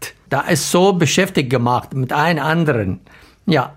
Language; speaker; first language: German; non-native, learner; Arabic